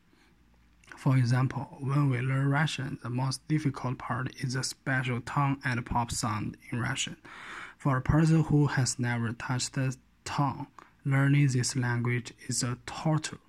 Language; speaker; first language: English; non-native, learner; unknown